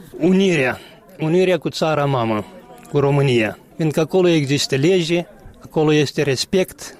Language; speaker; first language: Romanian; native; Romanian